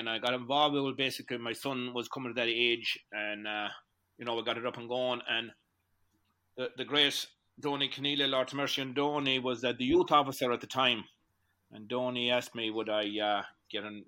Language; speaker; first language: English; native; English